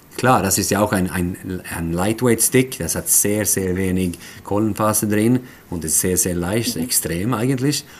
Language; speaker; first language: German; non-native, fluent; Swedish